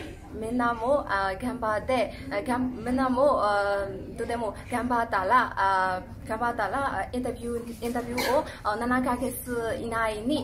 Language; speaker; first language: Japanese; non-native, learner; Burmese